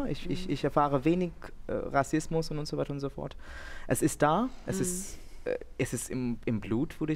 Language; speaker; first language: German; non-native, fluent; Bangla